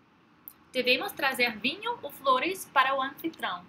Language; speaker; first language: Portuguese; non-native, fluent; English